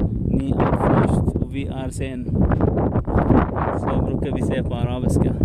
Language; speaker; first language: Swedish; non-native, fluent; Arabic